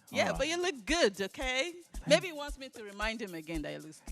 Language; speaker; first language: English; non-native, local second language; Igbo